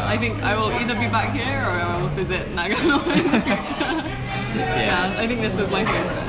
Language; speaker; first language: English; native; English